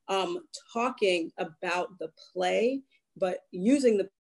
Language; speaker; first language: English; native; English